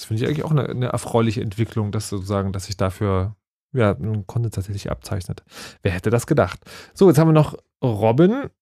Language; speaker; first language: German; native; German